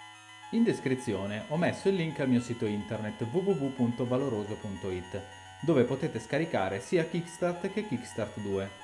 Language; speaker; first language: Italian; native; Italian